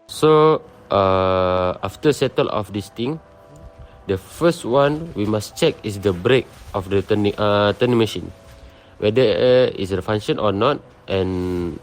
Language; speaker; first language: English; non-native, local second language; Malay